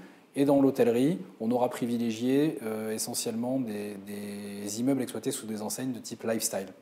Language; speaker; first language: French; native; French